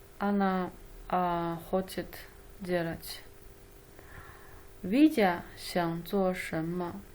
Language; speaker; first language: Russian; non-native, learner; Chinese